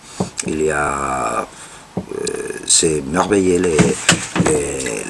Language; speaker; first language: French; non-native, learner; Spanish